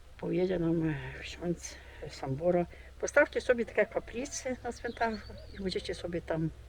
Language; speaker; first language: Polish; early bilingual, heritage; Polish